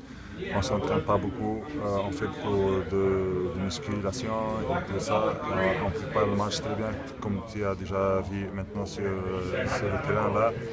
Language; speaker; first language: French; non-native, local second language; Arabic